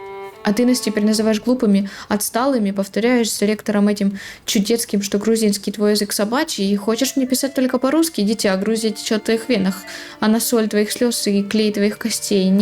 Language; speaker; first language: Russian; native; Russian